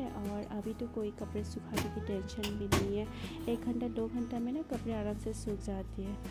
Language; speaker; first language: Hindi; non-native, local second language; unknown